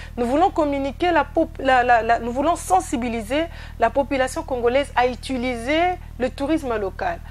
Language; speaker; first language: French; non-native, local second language; Lingala